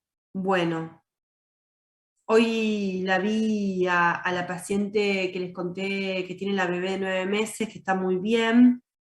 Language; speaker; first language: Spanish; native; Spanish